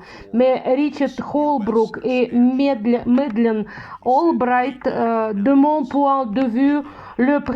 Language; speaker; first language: French; non-native, fluent; Russian